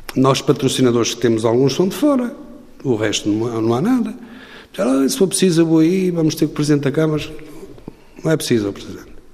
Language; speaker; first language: Portuguese; native; Portuguese